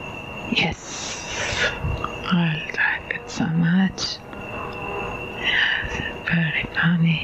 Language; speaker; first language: English; non-native, learner; Spanish